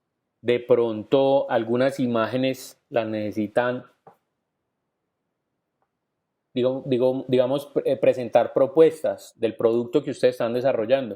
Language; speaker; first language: Spanish; native; Spanish